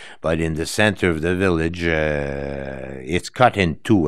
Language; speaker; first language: English; non-native, fluent; French